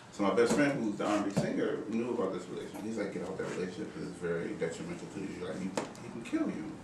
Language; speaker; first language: English; native; English